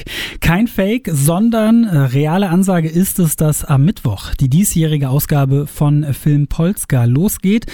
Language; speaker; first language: German; native; German